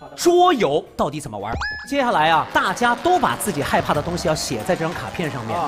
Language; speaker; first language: Chinese; native; Chinese